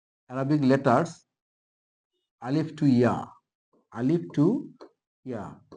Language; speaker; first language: English; non-native, local second language; Bangla